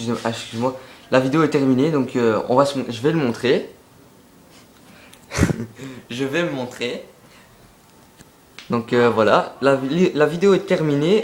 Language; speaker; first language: French; native; French